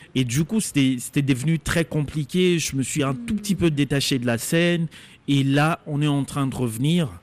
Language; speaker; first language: French; non-native, local second language; Lingala